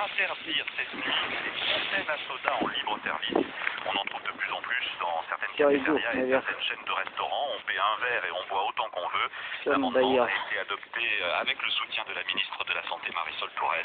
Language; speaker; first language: French; native; French